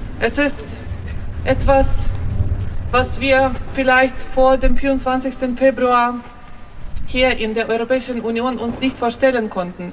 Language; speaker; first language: German; non-native, fluent; Ukrainian